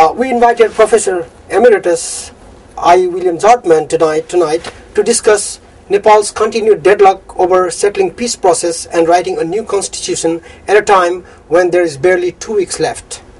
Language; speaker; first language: English; non-native, local second language; Nepali